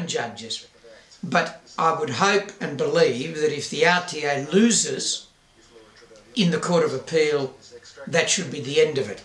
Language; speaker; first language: English; native; English